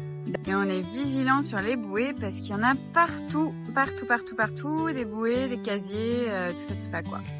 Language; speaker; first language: French; native; French